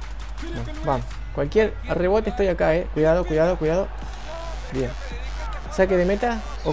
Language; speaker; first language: Spanish; native; Spanish